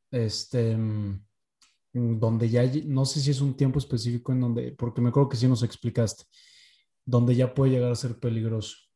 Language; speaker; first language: Spanish; native; Spanish